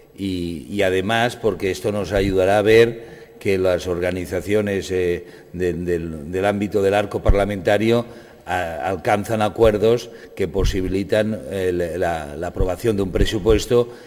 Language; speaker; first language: Spanish; non-native, local second language; Catalan